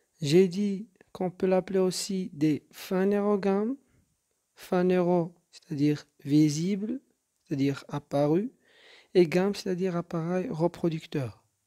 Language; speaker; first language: French; non-native, local second language; Arabic